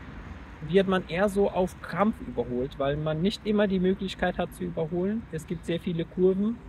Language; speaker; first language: German; native; German